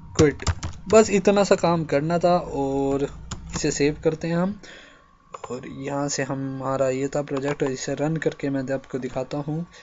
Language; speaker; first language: Hindi; native; Hindi